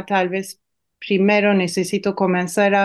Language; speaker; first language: Spanish; non-native, fluent; Turkish